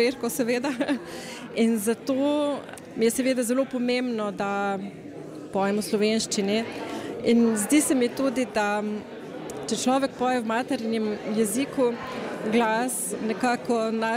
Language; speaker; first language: Slovenian; native; Slovenian